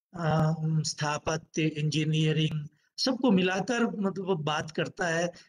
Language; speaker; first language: Hindi; native; Hindi